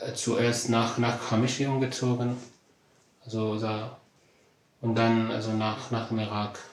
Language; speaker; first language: German; non-native, fluent; Arabic